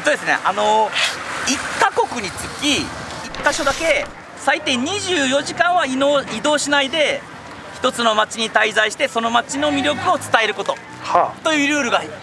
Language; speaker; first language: Japanese; native; Japanese